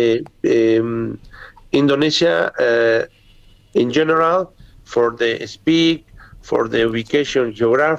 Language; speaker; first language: English; non-native, learner; Spanish